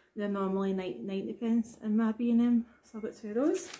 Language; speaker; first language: English; native; English